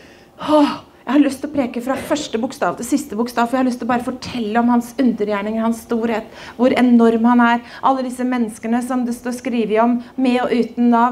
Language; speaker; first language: Norwegian; native; Norwegian